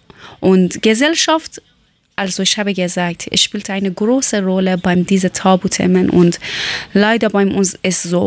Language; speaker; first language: German; non-native, learner; Persian